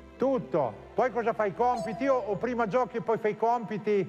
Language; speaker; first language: Italian; native; Italian